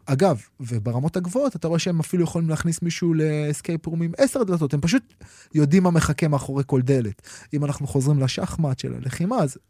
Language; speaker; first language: Hebrew; native; Hebrew